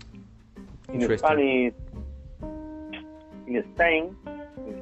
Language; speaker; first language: English; non-native, learner; Spanish